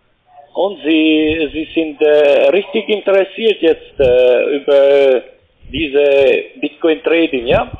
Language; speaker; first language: German; non-native, learner; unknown